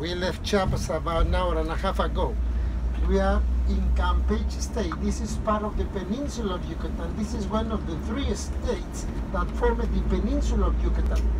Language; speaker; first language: English; non-native, fluent; Spanish